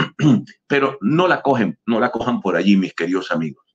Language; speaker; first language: Spanish; native; Spanish